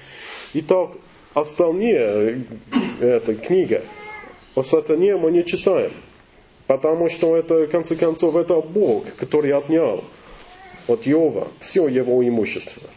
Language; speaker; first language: Russian; non-native, learner; English